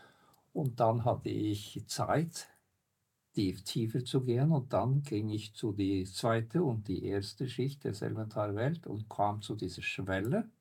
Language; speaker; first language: German; non-native, fluent; Norwegian